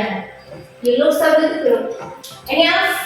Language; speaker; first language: English; non-native, fluent; Indonesian